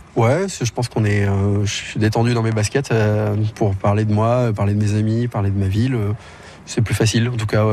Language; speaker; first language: French; native; French